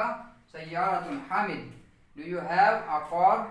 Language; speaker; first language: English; non-native, local second language; Urdu